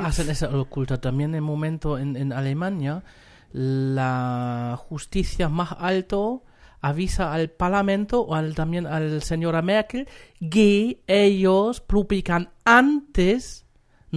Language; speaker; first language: Spanish; non-native, fluent; German